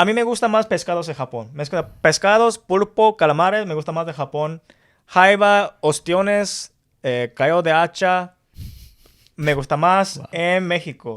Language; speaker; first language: Spanish; non-native, learner; Japanese